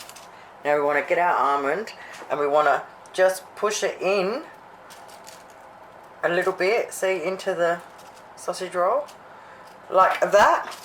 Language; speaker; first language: English; native; English